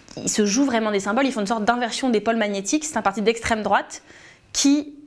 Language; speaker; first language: French; native; French